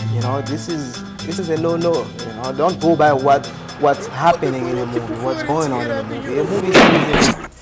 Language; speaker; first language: English; non-native, fluent; Haitian Creole